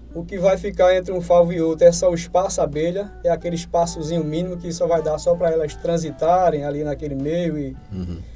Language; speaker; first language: Portuguese; native; Portuguese